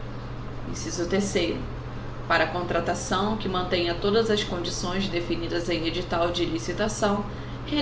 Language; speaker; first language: Portuguese; native; Portuguese